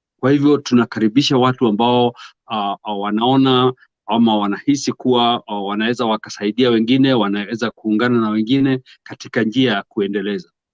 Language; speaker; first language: Swahili; non-native, local second language; Kikuyu